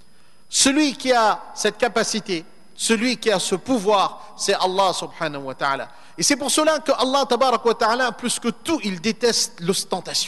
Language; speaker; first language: French; native; French